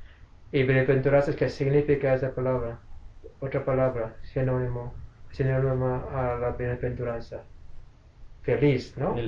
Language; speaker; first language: Spanish; non-native, fluent; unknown